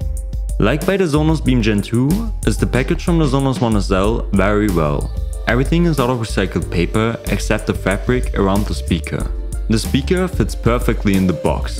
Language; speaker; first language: English; non-native, fluent; German